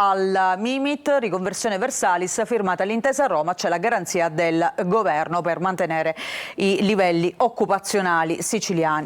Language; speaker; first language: Italian; native; Italian